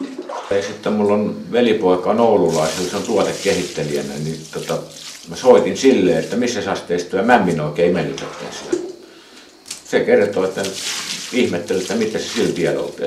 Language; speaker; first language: Finnish; native; Finnish